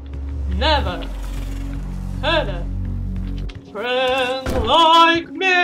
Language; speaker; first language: English; non-native, learner; Russian